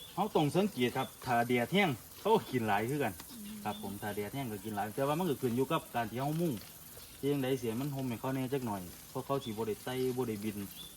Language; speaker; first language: Thai; native; Thai